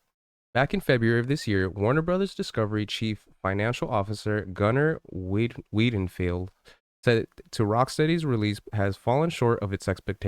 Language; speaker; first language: English; native; English